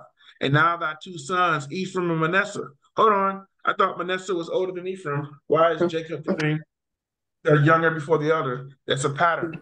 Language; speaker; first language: English; native; English